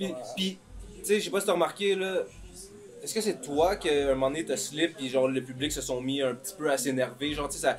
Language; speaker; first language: French; native; French